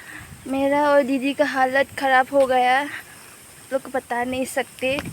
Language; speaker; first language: Hindi; non-native, local second language; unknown